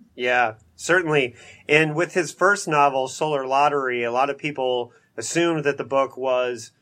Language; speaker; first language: English; native; English